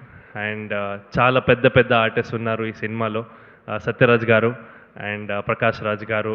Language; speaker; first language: Telugu; non-native, learner; Kannada